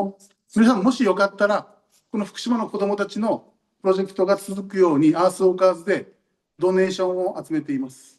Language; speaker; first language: Japanese; native; Japanese